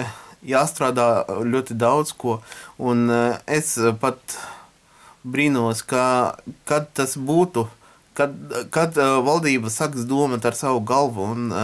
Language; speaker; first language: Latvian; non-native, local second language; Russian